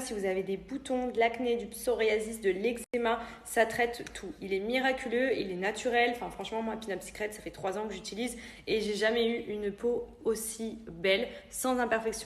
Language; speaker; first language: French; native; French